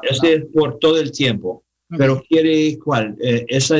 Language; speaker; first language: Spanish; non-native, learner; English